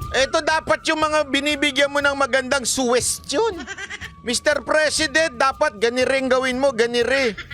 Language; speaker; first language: Filipino; native; Filipino